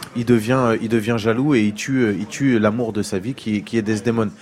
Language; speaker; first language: French; native; French